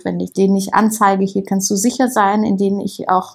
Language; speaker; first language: German; native; German